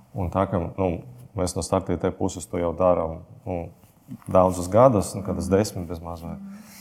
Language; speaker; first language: Latvian; non-native, local second language; Russian